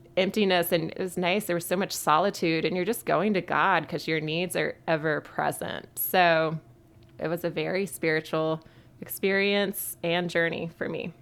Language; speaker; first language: English; native; English